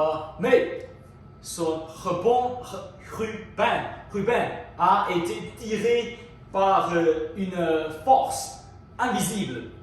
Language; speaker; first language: French; non-native, learner; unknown